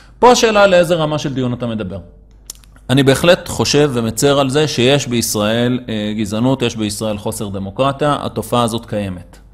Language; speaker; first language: Hebrew; native; Hebrew